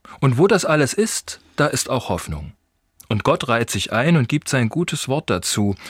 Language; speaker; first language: German; native; German